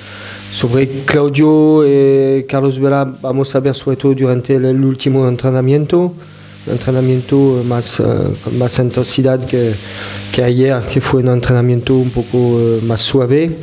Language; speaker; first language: Spanish; non-native, fluent; French